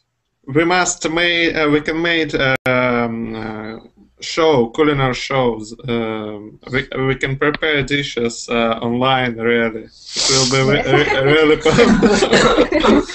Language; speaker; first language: English; non-native, fluent; Russian